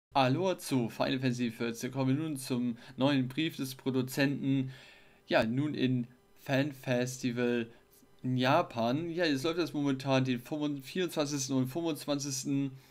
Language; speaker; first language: German; native; German